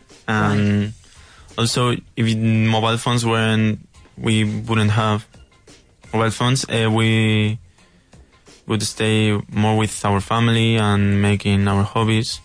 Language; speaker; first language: English; non-native, learner; Spanish